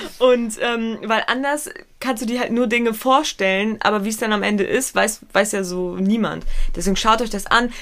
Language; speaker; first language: German; early bilingual, other home language; Pashto